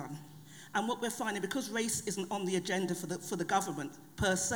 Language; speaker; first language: English; native; English